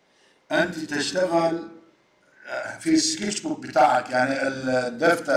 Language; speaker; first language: Arabic; non-native, fluent; Turkish